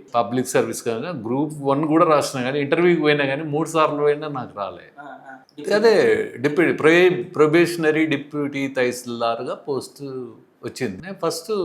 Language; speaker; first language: Telugu; native; Telugu